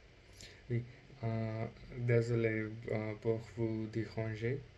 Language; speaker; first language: French; non-native, learner; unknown